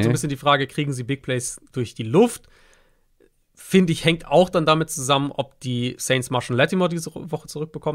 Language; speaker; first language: German; native; German